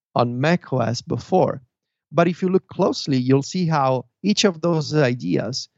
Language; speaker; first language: English; non-native, fluent; Italian